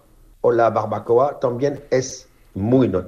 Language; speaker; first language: Spanish; non-native, fluent; French